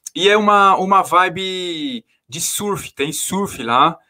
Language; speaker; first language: Portuguese; non-native, fluent; French